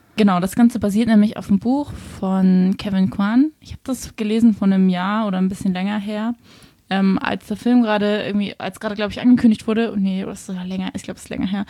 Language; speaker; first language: German; early bilingual, other home language; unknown